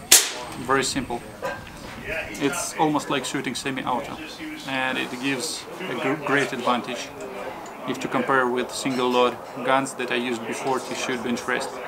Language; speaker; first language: English; non-native, fluent; Russian